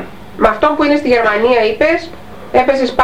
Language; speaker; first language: Greek; native; Greek